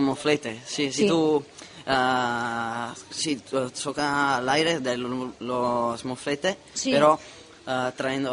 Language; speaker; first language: Spanish; non-native, learner; Italian